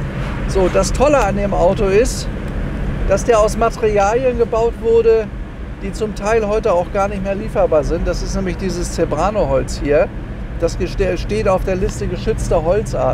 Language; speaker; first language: German; native; German